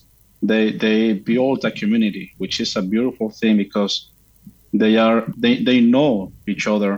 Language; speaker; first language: English; non-native, fluent; Spanish